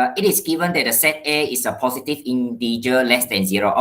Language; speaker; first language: English; non-native, local second language; Malay